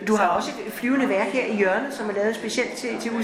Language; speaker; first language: Danish; native; Danish